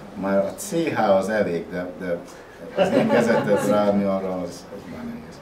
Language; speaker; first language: Hungarian; early bilingual, heritage; Hungarian